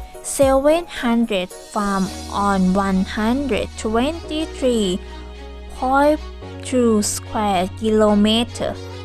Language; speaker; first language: English; non-native, learner; Thai